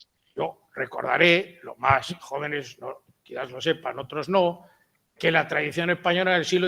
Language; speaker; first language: Spanish; native; Spanish